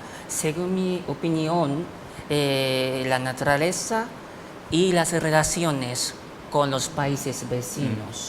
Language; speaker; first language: Spanish; non-native, fluent; Japanese